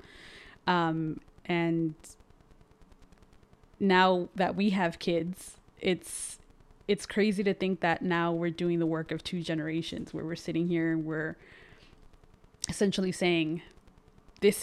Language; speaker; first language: English; early bilingual, other home language; Spanish